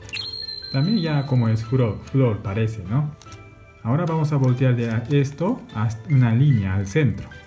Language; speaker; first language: Spanish; non-native, learner; Japanese